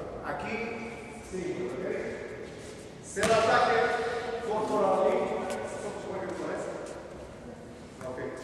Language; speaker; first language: Spanish; non-native, learner; Portuguese